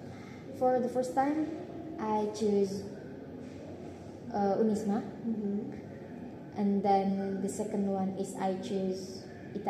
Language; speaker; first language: English; non-native, learner; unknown